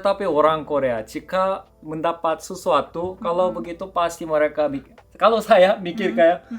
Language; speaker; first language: Indonesian; non-native, fluent; Korean